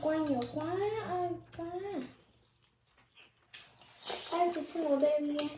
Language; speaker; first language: Vietnamese; early bilingual, heritage; Vietnamese